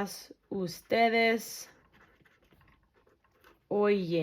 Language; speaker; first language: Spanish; non-native, fluent; English